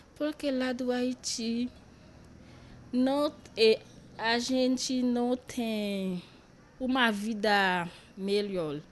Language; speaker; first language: Portuguese; non-native, learner; Haitian Creole